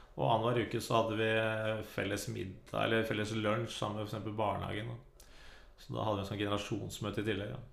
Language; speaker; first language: Norwegian; native; Norwegian